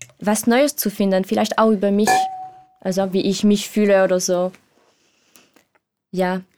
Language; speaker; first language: German; non-native, learner; French